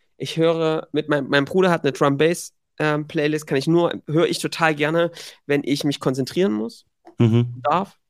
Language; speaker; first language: German; native; German